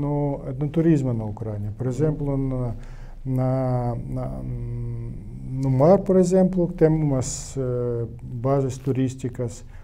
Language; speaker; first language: Portuguese; non-native, learner; Ukrainian